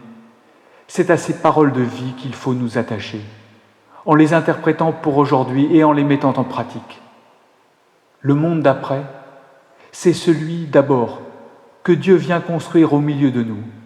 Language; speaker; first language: French; native; French